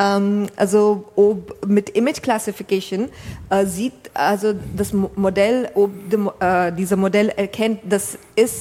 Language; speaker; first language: German; non-native, fluent; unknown